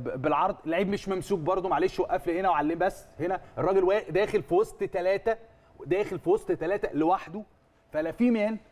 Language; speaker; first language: Arabic; native; Arabic